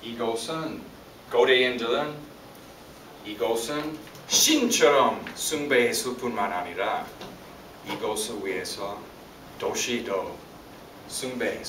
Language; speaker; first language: Korean; non-native, fluent; English